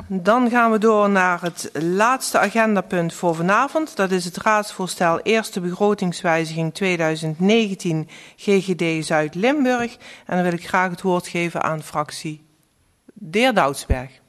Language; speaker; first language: Dutch; native; Dutch